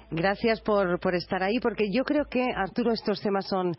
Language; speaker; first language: Spanish; native; Spanish